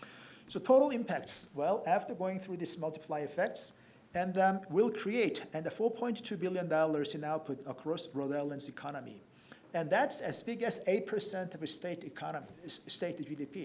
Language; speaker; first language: English; non-native, fluent; Korean